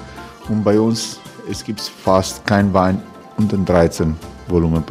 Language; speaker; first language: German; non-native, learner; Croatian